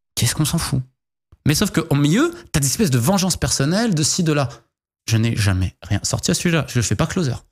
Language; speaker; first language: French; native; French